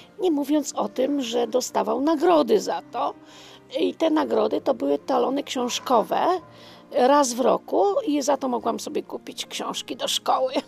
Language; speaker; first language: Polish; native; Polish